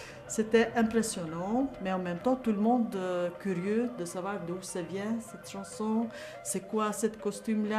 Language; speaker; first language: French; non-native, fluent; Albanian